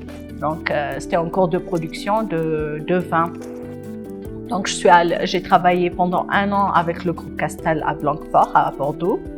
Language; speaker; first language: French; non-native, fluent; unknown